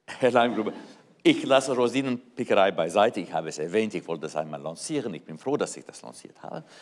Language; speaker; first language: German; non-native, fluent; English